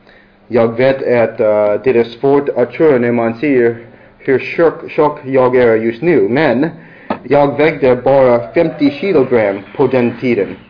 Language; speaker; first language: Swedish; non-native, learner; English